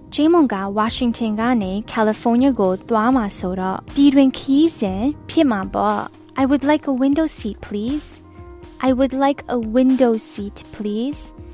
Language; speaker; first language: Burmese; native; Burmese